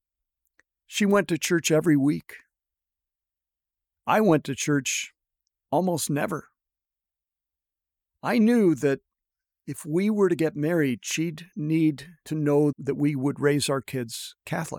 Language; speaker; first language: English; native; English